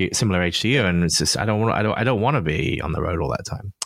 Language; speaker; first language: English; native; English